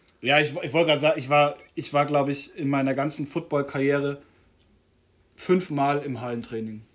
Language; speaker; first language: German; native; German